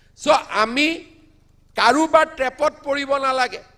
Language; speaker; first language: English; non-native, local second language; Assamese